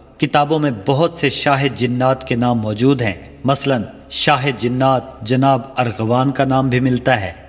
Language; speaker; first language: Urdu; non-native, local second language; Saraiki